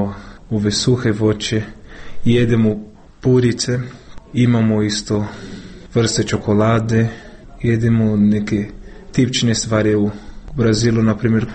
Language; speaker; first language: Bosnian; non-native, learner; Portuguese